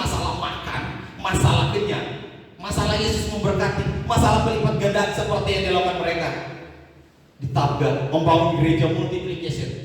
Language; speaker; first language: Indonesian; native; Indonesian